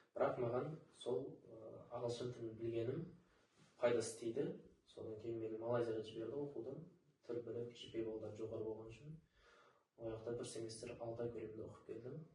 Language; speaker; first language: Kazakh; non-native, local second language; Uzbek